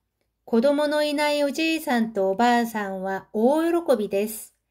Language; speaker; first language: Japanese; non-native, fluent; Korean